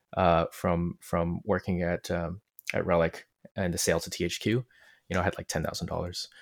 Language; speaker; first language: English; non-native, local second language; Cantonese